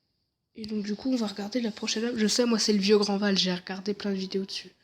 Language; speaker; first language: French; native; French